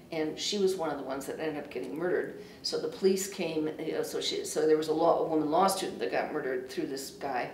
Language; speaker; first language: English; native; English